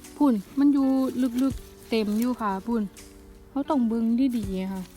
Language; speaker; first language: Thai; non-native, local second language; Northeastern Thai